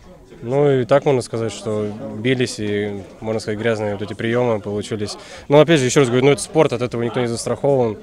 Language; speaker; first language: Russian; native; Russian